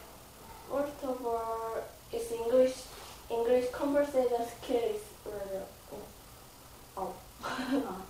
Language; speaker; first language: English; non-native, learner; Korean